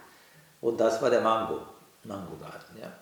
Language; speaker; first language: German; non-native, learner; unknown